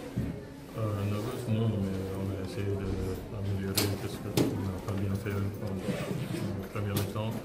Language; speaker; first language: French; non-native, fluent; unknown